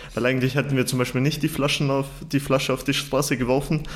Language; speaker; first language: German; early bilingual, other home language; Turkish